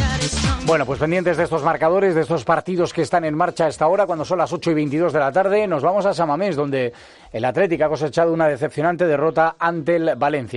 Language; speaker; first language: Spanish; native; Spanish